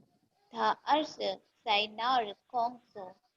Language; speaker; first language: Chinese; non-native, learner; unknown